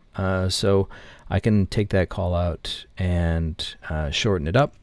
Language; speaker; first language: English; native; English